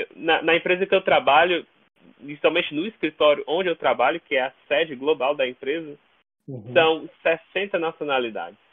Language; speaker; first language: Portuguese; native; Portuguese